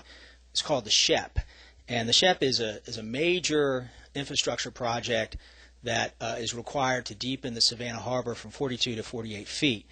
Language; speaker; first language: English; native; English